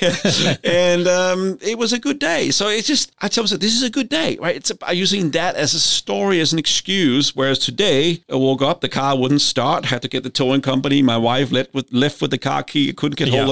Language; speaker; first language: English; non-native, fluent; Danish